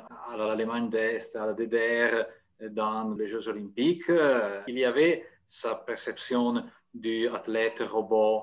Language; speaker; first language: French; non-native, fluent; Italian